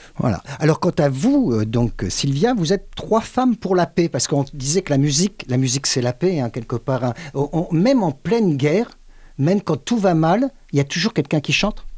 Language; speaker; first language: French; native; French